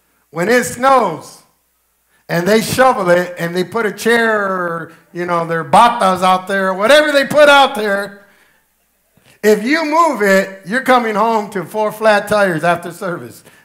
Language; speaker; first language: English; early bilingual, other home language; Spanish